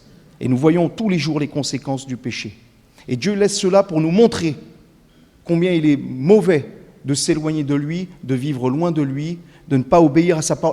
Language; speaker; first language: French; native; French